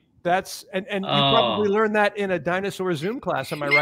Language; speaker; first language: English; native; English